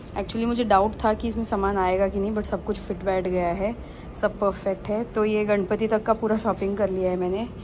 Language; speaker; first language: Hindi; non-native, local second language; Marathi